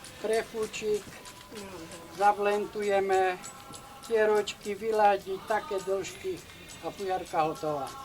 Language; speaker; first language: Slovak; non-native, local second language; Rusyn